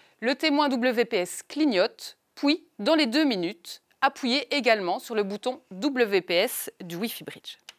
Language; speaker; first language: French; native; French